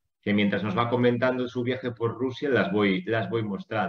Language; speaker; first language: Spanish; native; Spanish